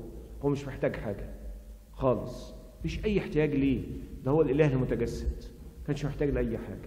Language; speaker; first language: Arabic; native; Arabic